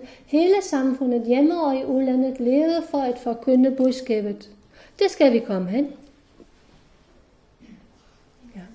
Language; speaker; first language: Danish; non-native, fluent; German